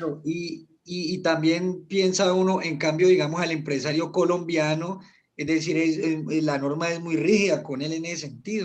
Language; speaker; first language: Spanish; native; Spanish